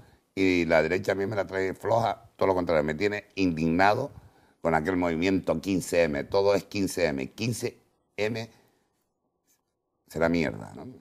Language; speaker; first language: Spanish; native; Spanish